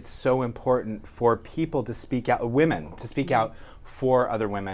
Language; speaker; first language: English; native; English